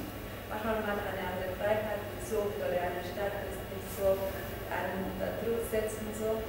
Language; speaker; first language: German; non-native, fluent; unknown